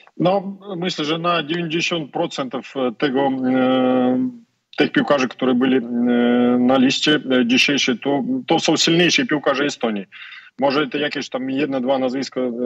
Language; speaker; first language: Polish; non-native, learner; Russian